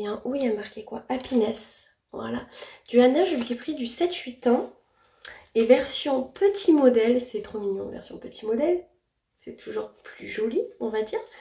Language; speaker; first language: French; native; French